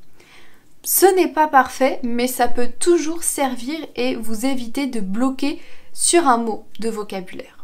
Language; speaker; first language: French; native; French